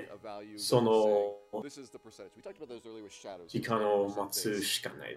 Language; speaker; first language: Japanese; non-native, learner; English